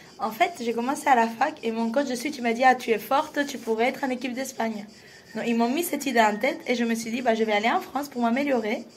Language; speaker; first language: French; non-native, fluent; Spanish